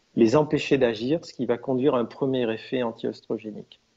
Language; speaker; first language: French; native; French